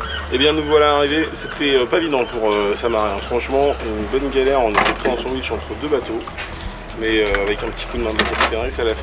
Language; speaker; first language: French; native; French